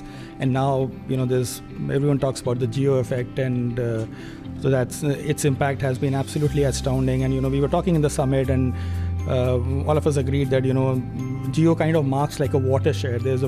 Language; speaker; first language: English; non-native, local second language; Hindi